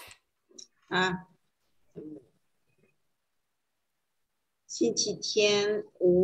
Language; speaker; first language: Chinese; non-native, learner; Spanish